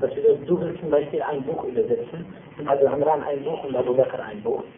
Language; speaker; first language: German; non-native, fluent; Arabic